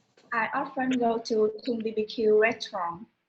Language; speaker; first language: English; non-native, learner; Vietnamese